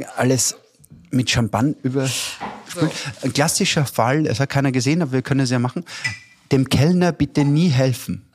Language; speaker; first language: German; native; German